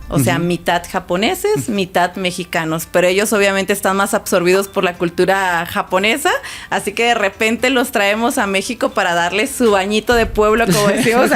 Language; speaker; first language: Spanish; native; Spanish